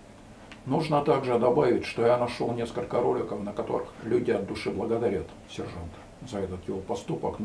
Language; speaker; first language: Russian; native; Russian